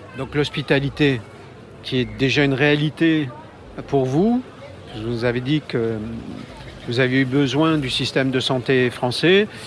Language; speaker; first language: French; native; French